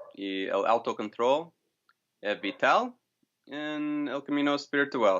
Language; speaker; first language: Spanish; non-native, fluent; English